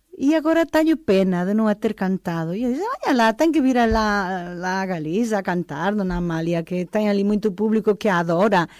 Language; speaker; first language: Galician; early bilingual, other home language; Portuguese